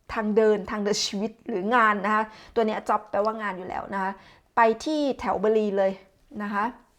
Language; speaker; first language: Thai; native; Thai